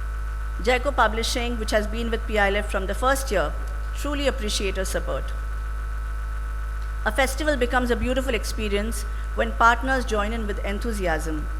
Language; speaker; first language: English; non-native, local second language; Marathi